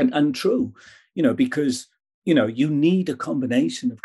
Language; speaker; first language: English; native; English